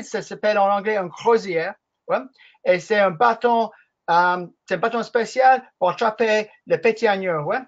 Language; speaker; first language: French; non-native, learner; English